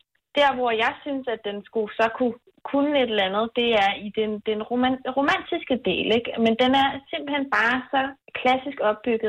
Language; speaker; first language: Danish; native; Danish